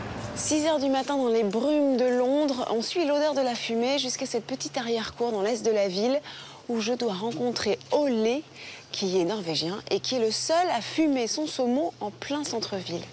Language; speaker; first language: French; native; French